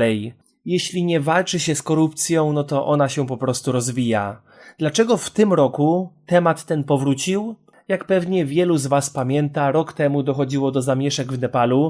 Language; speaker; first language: Polish; native; Polish